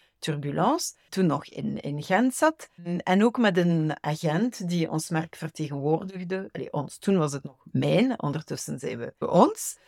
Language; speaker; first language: Dutch; native; Dutch